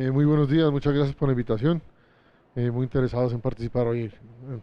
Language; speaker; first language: Spanish; native; Spanish